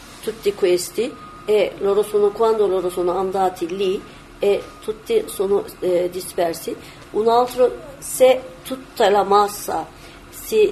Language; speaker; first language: Italian; non-native, learner; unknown